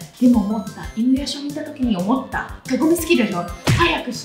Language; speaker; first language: Japanese; non-native, fluent; Italian